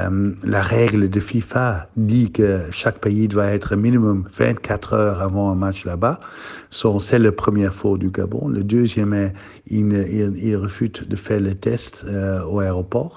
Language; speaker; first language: French; non-native, learner; Dutch